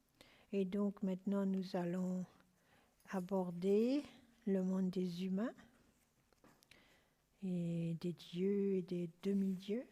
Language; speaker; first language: French; native; French